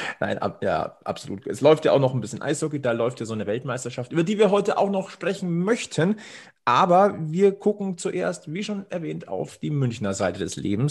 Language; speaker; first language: German; native; German